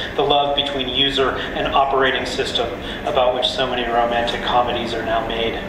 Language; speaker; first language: English; native; English